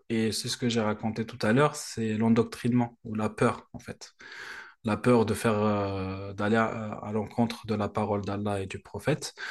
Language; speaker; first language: French; non-native, local second language; Arabic